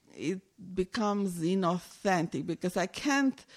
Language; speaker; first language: English; non-native, fluent; Romanian